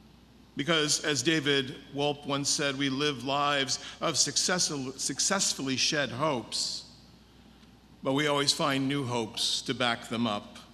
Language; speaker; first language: English; native; English